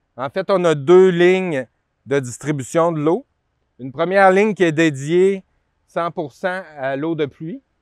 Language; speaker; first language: French; native; French